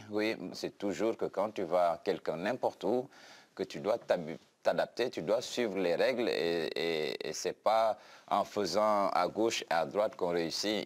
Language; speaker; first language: French; non-native, local second language; Wolof